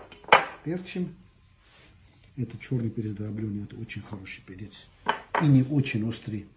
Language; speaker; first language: Russian; non-native, fluent; Armenian